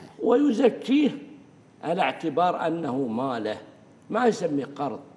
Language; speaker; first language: Arabic; native; Arabic